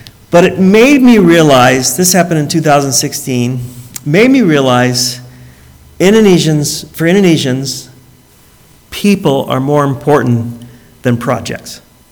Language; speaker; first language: English; native; English